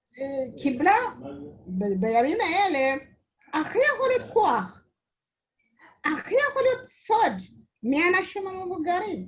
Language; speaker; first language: Hebrew; non-native, learner; Amharic